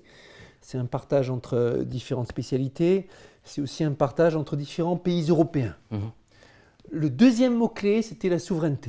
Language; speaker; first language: French; native; French